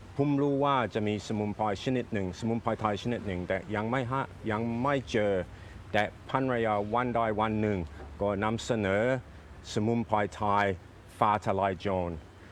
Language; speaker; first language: Thai; non-native, fluent; English